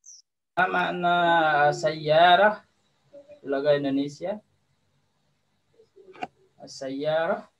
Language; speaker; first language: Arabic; non-native, fluent; Indonesian